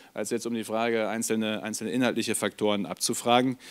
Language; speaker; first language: German; native; German